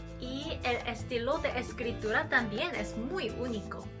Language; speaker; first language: Spanish; non-native, learner; Korean